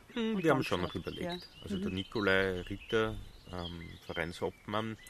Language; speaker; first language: German; native; German